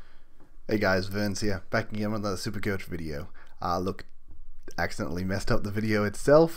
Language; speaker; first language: English; native; English